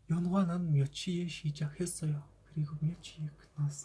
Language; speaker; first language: Korean; non-native, fluent; Kazakh